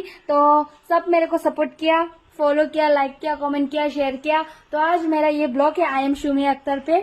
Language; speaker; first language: Hindi; non-native, learner; Bangla